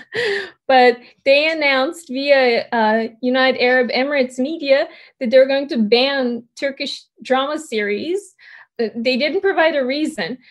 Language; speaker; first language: English; early bilingual, other home language; Turkish